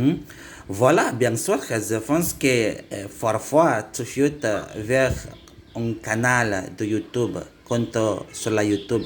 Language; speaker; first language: French; non-native, learner; Indonesian